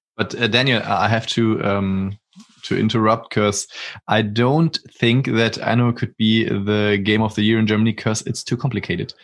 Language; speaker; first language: English; non-native, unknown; German